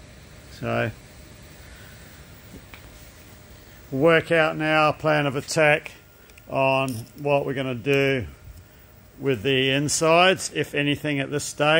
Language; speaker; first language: English; native; English